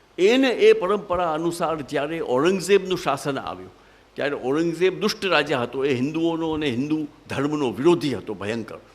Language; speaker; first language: Gujarati; non-native, local second language; Hindi